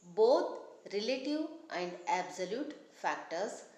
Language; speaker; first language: English; non-native, local second language; Kannada